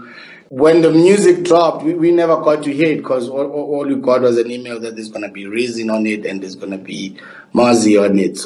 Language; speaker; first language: English; non-native, local second language; Zulu